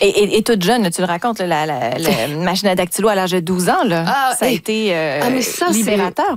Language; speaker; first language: French; native; French